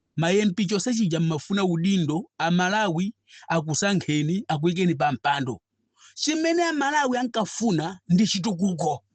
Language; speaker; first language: Nyanja; native; Nyanja